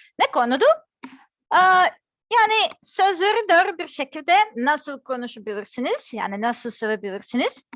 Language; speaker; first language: Turkish; non-native, learner; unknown